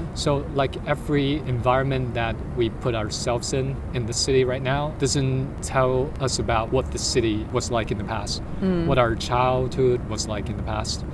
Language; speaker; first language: English; non-native, fluent; Chinese